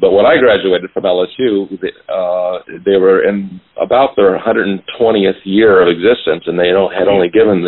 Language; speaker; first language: English; native; English